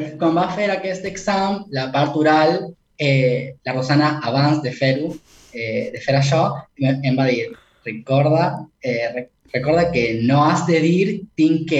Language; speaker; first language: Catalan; non-native, learner; Spanish